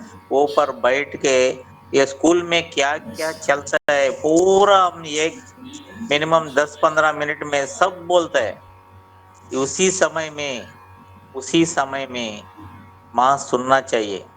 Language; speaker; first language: Hindi; non-native, local second language; Telugu